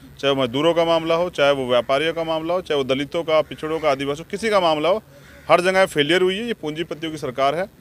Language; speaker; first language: Hindi; native; Hindi